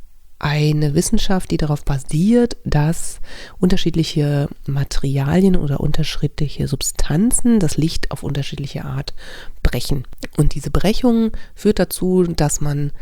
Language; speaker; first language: German; native; German